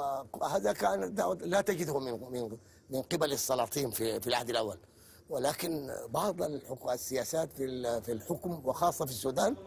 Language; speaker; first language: Arabic; native; Arabic